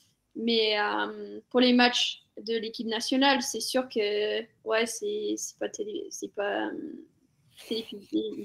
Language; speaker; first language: French; non-native, fluent; English